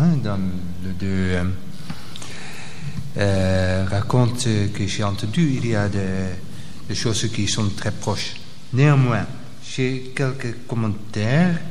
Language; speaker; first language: French; non-native, local second language; Dutch